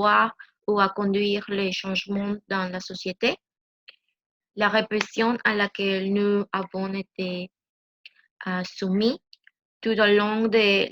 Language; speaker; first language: French; non-native, learner; Spanish